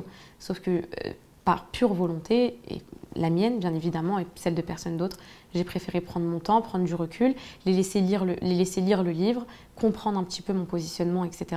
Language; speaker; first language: French; native; French